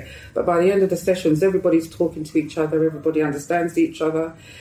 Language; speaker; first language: English; native; English